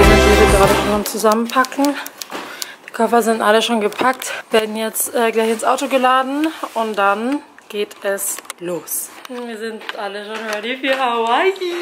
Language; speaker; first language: German; native; German